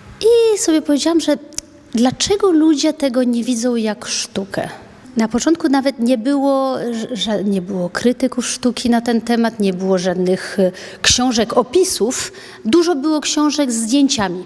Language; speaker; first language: Polish; early bilingual, heritage; French